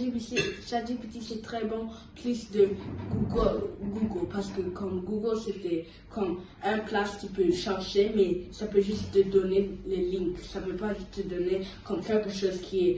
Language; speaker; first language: French; early bilingual, heritage; French